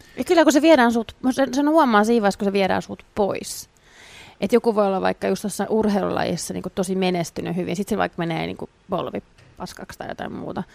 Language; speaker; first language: Finnish; native; Finnish